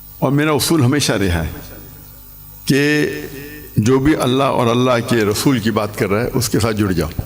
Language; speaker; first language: Urdu; non-native, local second language; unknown